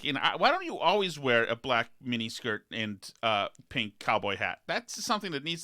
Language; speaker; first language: English; native; English